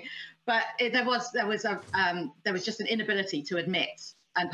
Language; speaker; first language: English; native; English